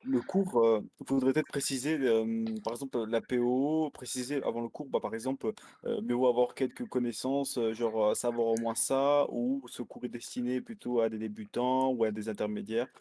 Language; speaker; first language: French; native; French